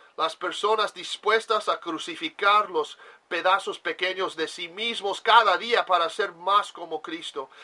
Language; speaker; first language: Spanish; non-native, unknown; English